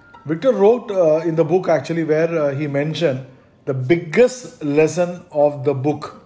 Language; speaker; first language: English; non-native, local second language; Malayalam